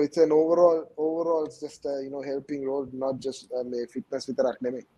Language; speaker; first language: English; non-native, local second language; Sinhala